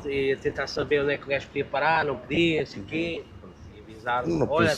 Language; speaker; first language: Portuguese; native; Portuguese